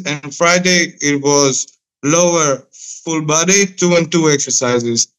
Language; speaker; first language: English; non-native, fluent; Greek